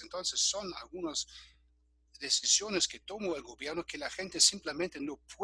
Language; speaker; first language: Spanish; non-native, fluent; German